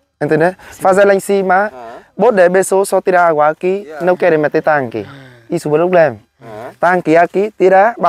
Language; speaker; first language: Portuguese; non-native, learner; Vietnamese